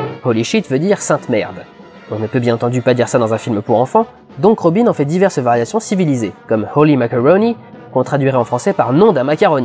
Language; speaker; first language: French; native; French